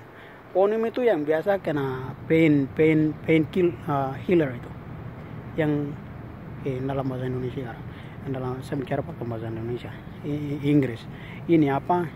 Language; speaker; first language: Indonesian; non-native, local second language; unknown